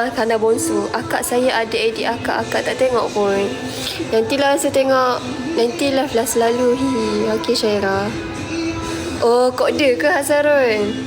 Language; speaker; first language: Malay; native; Malay